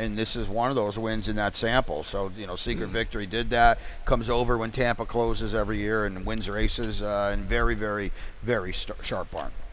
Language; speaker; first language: English; native; English